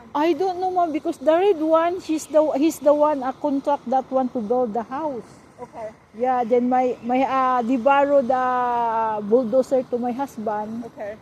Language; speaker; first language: English; non-native, local second language; Cebuano